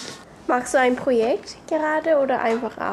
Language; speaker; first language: German; non-native, learner; Korean